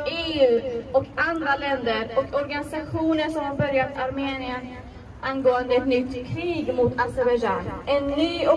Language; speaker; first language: Swedish; non-native, fluent; Azerbaijani